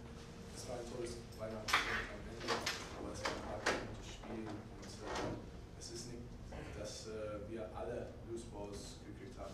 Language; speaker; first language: German; non-native, learner; English